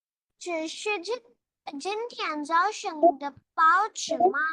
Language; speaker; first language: Chinese; non-native, learner; Hindi